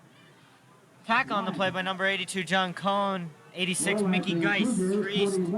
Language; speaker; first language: English; native; English